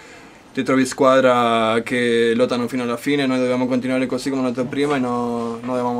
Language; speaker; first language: Italian; non-native, fluent; Spanish